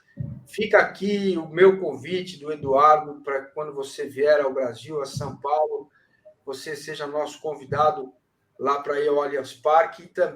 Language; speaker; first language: Portuguese; native; Portuguese